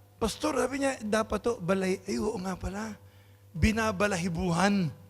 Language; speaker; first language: Filipino; non-native, local second language; Pampanga